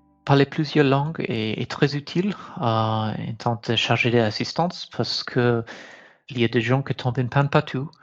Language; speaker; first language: French; non-native, fluent; English